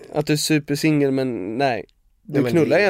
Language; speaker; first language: Swedish; native; Swedish